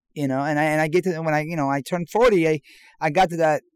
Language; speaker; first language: English; non-native, fluent; Persian